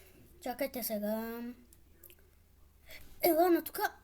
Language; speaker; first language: Bulgarian; non-native, local second language; Turkish